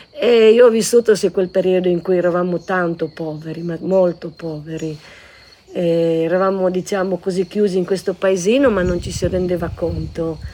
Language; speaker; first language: Italian; non-native, local second language; Slovenian